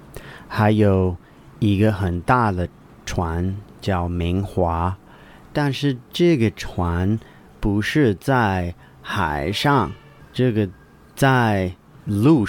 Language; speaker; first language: Chinese; non-native, learner; English